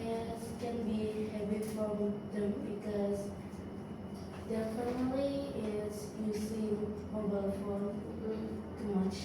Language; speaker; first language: English; non-native, learner; Indonesian